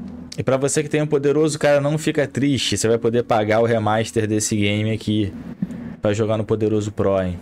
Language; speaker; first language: Portuguese; native; Portuguese